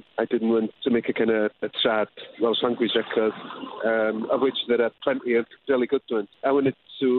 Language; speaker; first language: English; non-native, local second language; Welsh